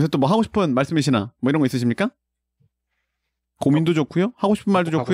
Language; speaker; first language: Korean; native; Korean